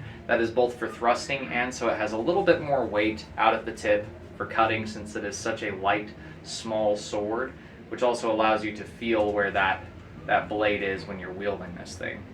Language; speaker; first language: English; native; English